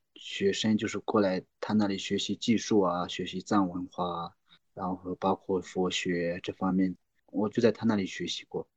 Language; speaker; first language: Chinese; non-native, local second language; Tibetan